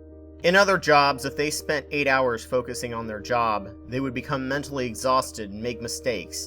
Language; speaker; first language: English; native; English